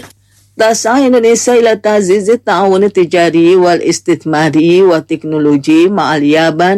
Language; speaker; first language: Arabic; non-native, fluent; Indonesian